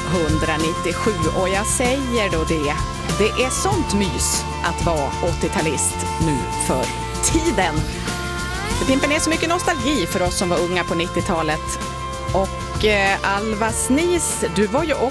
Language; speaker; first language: Swedish; native; Swedish